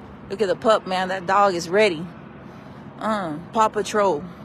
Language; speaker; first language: English; early bilingual, other home language; Spanish